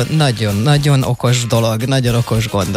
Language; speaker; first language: Hungarian; native; Hungarian